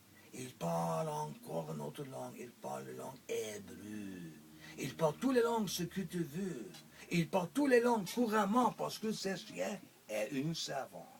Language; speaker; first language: French; non-native, local second language; English